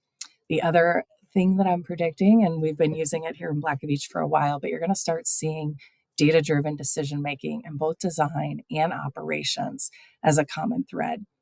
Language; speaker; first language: English; native; English